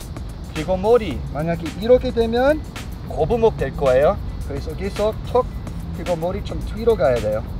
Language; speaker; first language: Korean; non-native, fluent; English